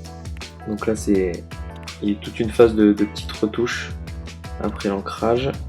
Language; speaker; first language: French; native; French